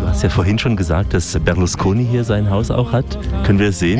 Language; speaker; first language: German; native; German